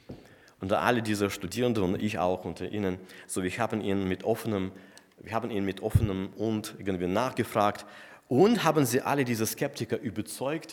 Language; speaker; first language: German; non-native, fluent; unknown